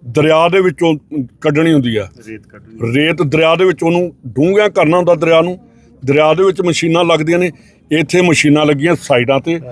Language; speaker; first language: Punjabi; native; Punjabi